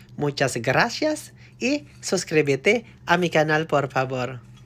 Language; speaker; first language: Spanish; non-native, learner; Filipino